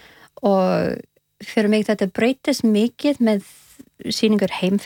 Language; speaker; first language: Icelandic; non-native, learner; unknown